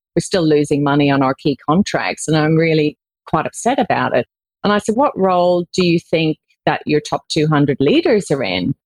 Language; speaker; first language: English; native; English